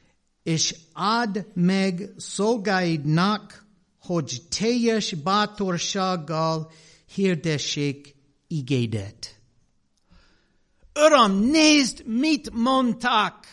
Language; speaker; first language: Hungarian; non-native, fluent; English